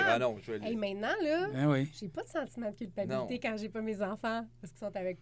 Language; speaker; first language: French; native; French